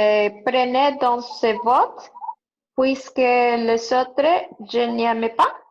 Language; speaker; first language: French; non-native, learner; Spanish